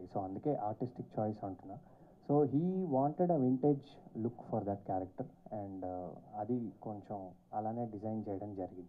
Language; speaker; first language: Telugu; native; Telugu